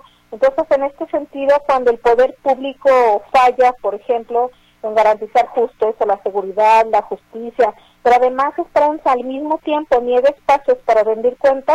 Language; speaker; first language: Spanish; native; Spanish